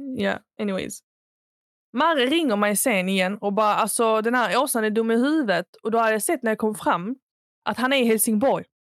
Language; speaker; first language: Swedish; early bilingual, other home language; Arabic